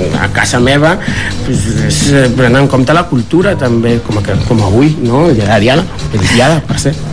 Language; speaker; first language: Catalan; non-native, fluent; Spanish